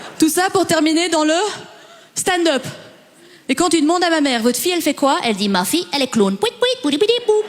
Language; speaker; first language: French; early bilingual, other home language; Persian